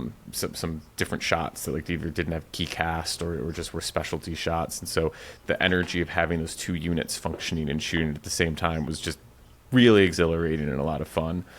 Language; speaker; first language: English; native; English